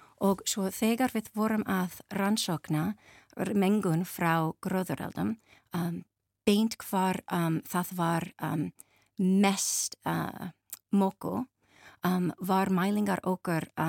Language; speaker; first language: Icelandic; non-native, learner; English